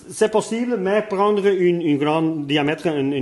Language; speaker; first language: French; non-native, local second language; Dutch